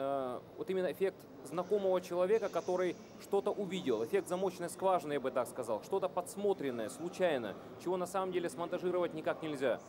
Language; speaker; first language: Russian; native; Russian